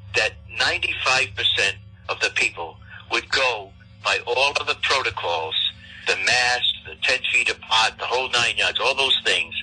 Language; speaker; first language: English; native; English